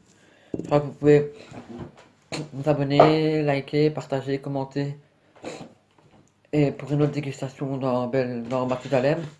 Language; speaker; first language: French; native; French